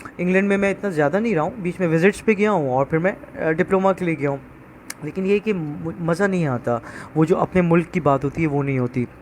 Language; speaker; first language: Urdu; native; Urdu